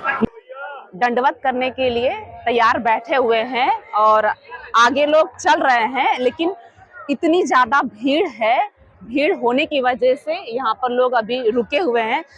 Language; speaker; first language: Hindi; native; Hindi